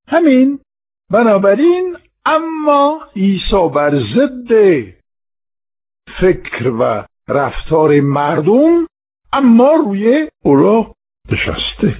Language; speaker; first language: Persian; non-native, fluent; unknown